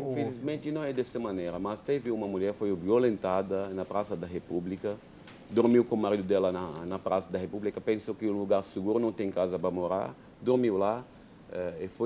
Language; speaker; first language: Portuguese; non-native, fluent; Arabic